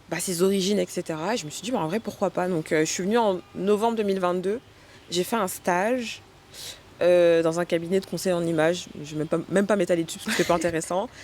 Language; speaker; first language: French; early bilingual, other home language; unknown